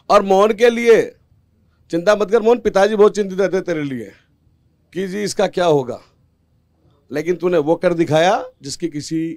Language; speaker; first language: Hindi; native; Hindi